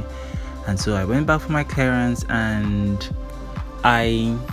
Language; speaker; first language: English; non-native, local second language; Igbo